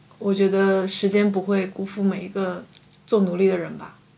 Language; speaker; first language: Chinese; native; Chinese